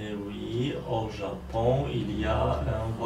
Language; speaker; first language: French; non-native, learner; Polish